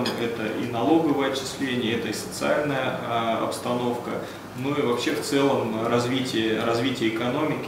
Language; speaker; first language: Russian; native; Russian